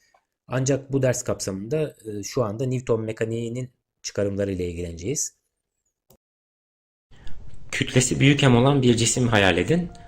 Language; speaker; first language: Turkish; native; Turkish